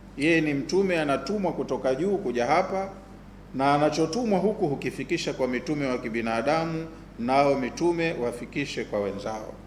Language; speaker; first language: Swahili; native; Swahili